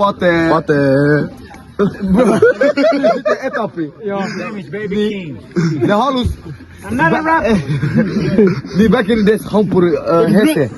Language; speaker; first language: Finnish; non-native, learner; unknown